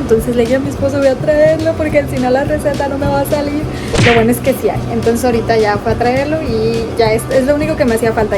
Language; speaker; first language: Spanish; native; Spanish